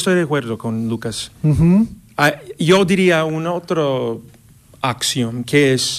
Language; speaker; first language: Spanish; non-native, fluent; English